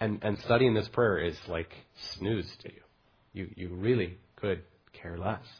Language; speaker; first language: English; native; English